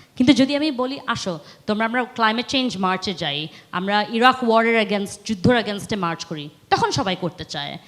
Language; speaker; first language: Bangla; early bilingual, heritage; Bangla